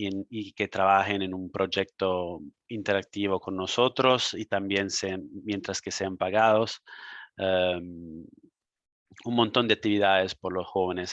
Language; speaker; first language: Spanish; non-native, fluent; Italian